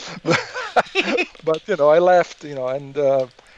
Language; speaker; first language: English; non-native, fluent; Italian